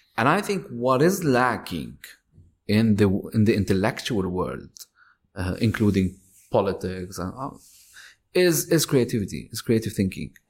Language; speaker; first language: English; non-native, fluent; Arabic